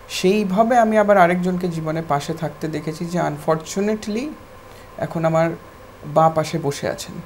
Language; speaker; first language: Bangla; non-native, local second language; Urdu